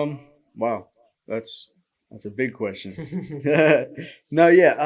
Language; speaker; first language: English; native; English